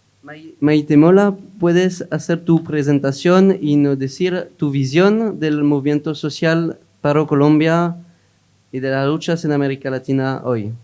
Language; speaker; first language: Spanish; non-native, learner; French